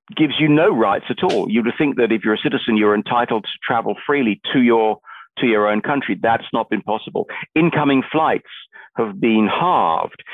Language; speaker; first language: English; native; English